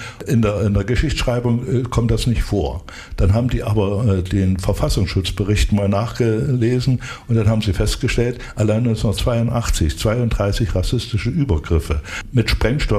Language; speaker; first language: German; native; German